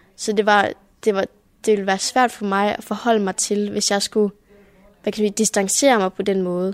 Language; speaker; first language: Danish; early bilingual, heritage; Danish